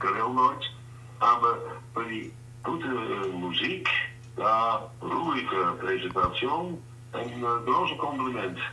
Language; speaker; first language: German; non-native, learner; Dutch